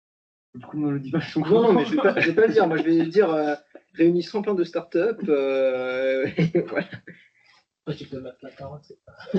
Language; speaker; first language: French; native; French